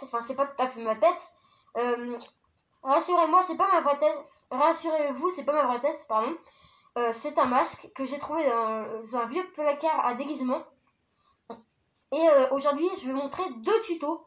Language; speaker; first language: French; native; French